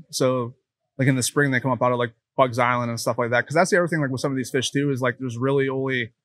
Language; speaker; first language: English; native; English